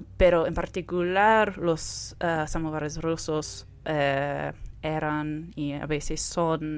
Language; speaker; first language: Spanish; non-native, fluent; English